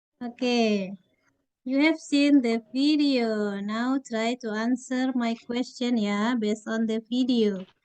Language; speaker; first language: English; non-native, fluent; Indonesian